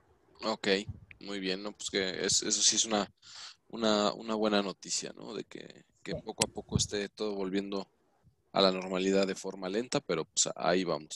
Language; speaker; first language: Spanish; native; Spanish